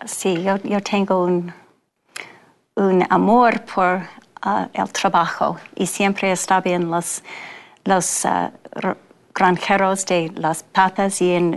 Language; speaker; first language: Spanish; non-native, learner; English